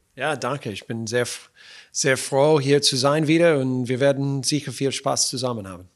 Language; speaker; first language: German; non-native, fluent; English